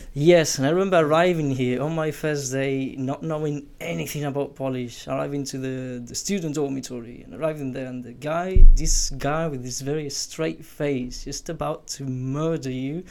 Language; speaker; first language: English; non-native, fluent; Spanish